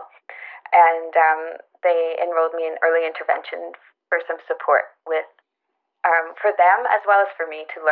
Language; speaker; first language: English; native; English